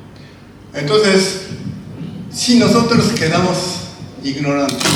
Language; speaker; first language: Spanish; non-native, learner; Japanese